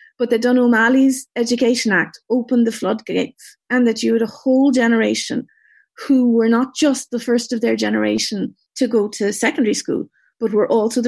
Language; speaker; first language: English; native; English